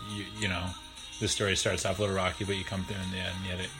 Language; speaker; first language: English; native; English